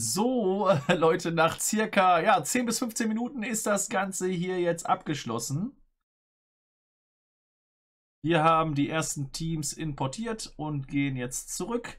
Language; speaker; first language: German; native; German